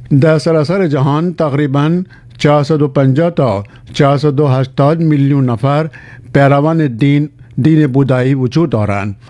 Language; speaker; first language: Persian; non-native, fluent; Urdu